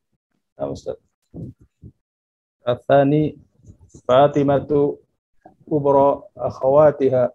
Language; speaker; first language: Arabic; non-native, learner; Indonesian